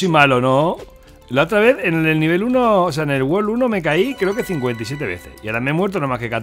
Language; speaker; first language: Spanish; native; Spanish